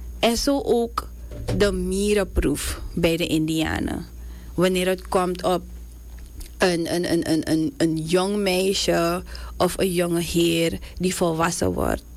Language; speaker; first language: Dutch; native; Dutch